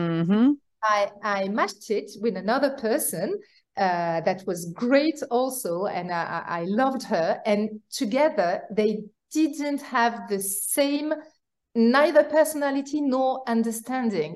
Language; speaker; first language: English; non-native, fluent; French